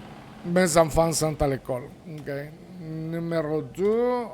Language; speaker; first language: French; non-native, fluent; Spanish